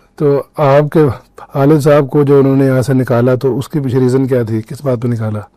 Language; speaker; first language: Urdu; native; Urdu